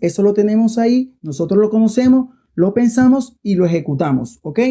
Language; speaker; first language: Spanish; native; Spanish